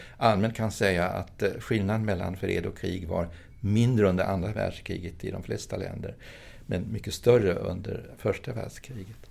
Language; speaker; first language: Swedish; early bilingual, other home language; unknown